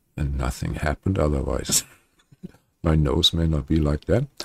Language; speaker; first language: English; non-native, fluent; German